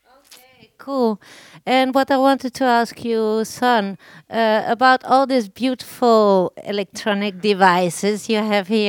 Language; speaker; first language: English; non-native, learner; Spanish